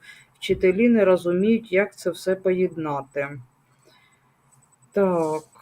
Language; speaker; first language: Ukrainian; native; Ukrainian